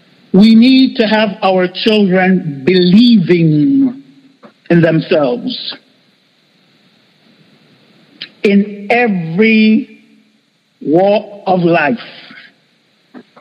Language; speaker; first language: English; non-native, fluent; Spanish